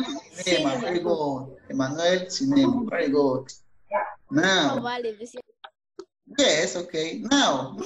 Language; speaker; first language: English; non-native, fluent; Spanish